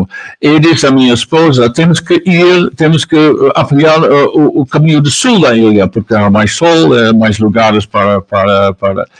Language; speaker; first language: Portuguese; non-native, learner; Dutch